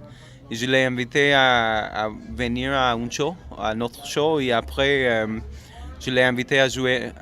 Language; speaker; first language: French; non-native, fluent; English